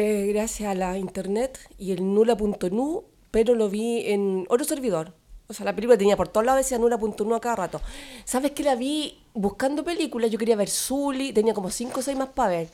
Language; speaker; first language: Spanish; native; Spanish